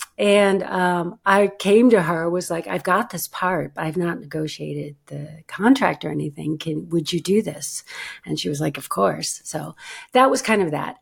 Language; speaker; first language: English; native; English